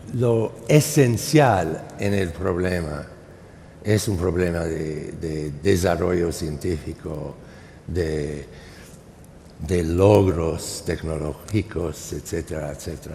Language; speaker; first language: Spanish; non-native, fluent; English